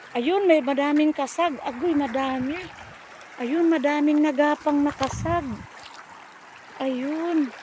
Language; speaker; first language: Filipino; native; Filipino